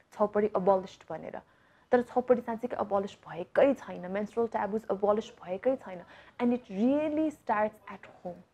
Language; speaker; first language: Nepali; native; Nepali